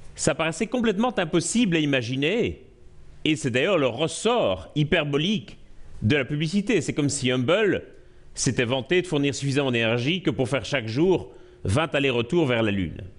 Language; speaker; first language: French; native; French